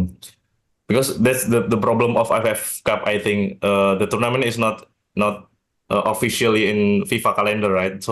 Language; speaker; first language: English; non-native, learner; Indonesian